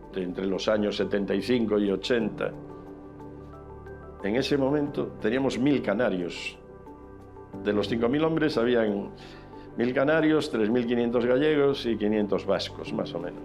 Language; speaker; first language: Spanish; native; Spanish